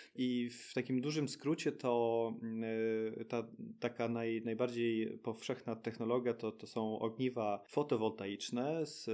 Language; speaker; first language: Polish; early bilingual, heritage; Polish